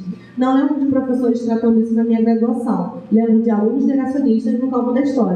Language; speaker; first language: Portuguese; native; Portuguese